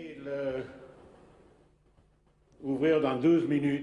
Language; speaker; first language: French; non-native, fluent; English